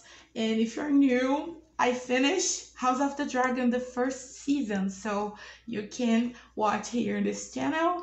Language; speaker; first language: English; non-native, learner; Portuguese